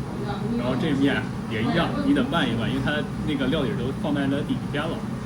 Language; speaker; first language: Chinese; native; Chinese